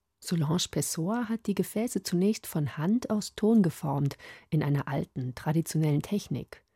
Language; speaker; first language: German; native; German